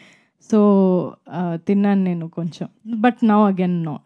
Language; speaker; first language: Telugu; non-native, fluent; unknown